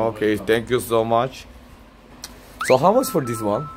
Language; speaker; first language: English; non-native, learner; Korean